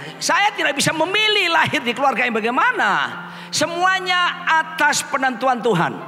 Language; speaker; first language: Indonesian; native; Indonesian